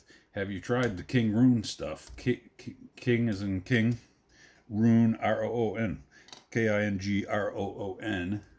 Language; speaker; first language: English; native; English